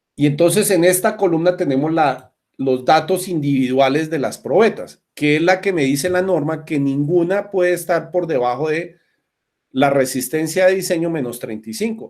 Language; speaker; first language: Spanish; native; Spanish